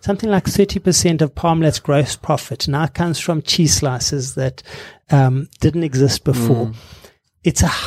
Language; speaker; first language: English; native; English